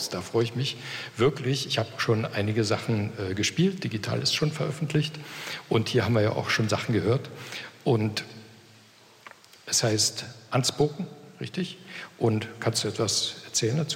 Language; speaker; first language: German; native; German